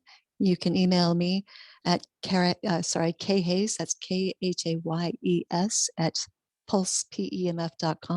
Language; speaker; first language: English; native; English